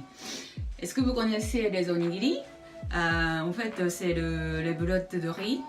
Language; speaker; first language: French; non-native, fluent; Japanese